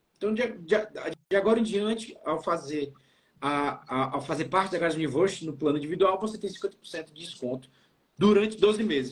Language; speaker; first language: Portuguese; native; Portuguese